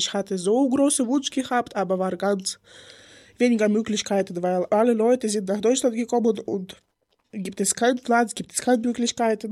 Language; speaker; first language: German; non-native, learner; Ukrainian